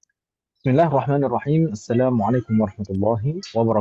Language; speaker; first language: Arabic; non-native, fluent; Indonesian